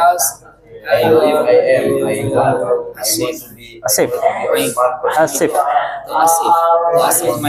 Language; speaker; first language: English; non-native, learner; Indonesian